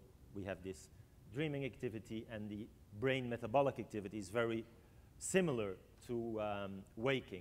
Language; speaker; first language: English; non-native, fluent; French